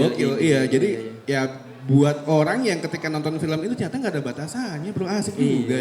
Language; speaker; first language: Indonesian; native; Indonesian